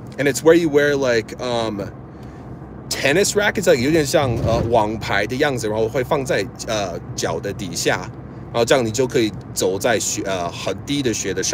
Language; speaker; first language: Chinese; non-native, fluent; English